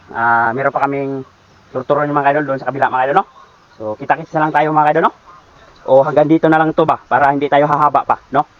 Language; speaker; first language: Filipino; non-native, local second language; Cebuano